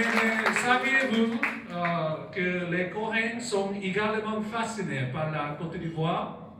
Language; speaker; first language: French; non-native, learner; Korean